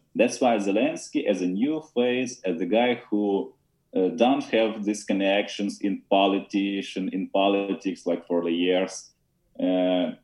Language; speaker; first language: English; non-native, learner; Ukrainian